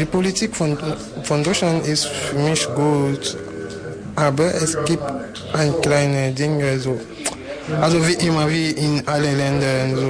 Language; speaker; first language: German; non-native, fluent; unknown